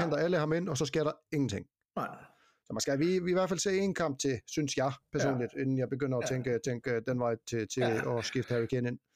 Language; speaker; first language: Danish; native; Danish